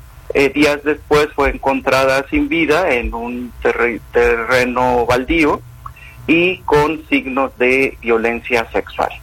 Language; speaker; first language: Spanish; native; Spanish